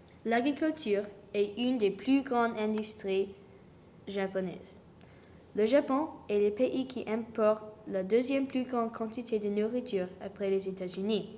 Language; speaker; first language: French; non-native, learner; English